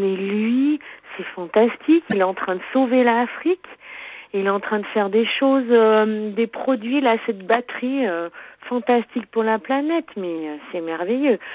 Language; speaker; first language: French; native; French